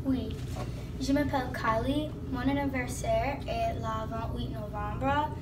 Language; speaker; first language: French; non-native, learner; English